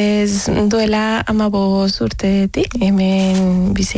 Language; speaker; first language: Basque; non-native, learner; Spanish